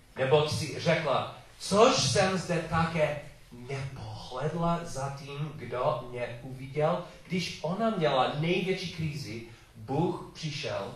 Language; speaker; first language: Czech; non-native, learner; English